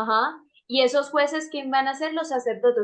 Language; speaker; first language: Spanish; native; Spanish